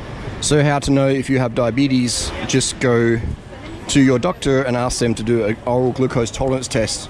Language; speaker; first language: English; native; English